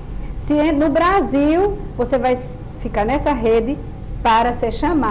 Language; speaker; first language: Portuguese; native; Portuguese